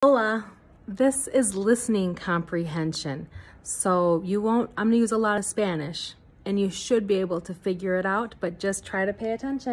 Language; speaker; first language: English; native; English